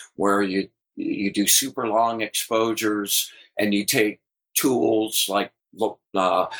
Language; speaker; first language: English; native; English